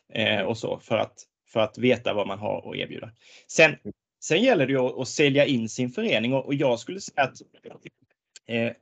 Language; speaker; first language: Swedish; native; Swedish